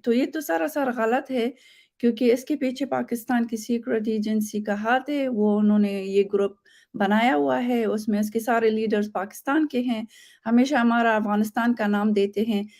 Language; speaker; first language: Urdu; non-native, fluent; Persian